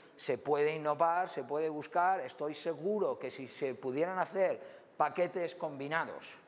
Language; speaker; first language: Spanish; native; Spanish